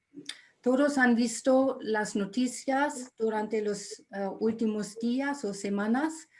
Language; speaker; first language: Spanish; non-native, fluent; German